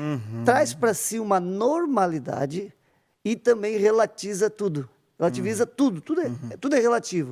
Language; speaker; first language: Portuguese; native; Portuguese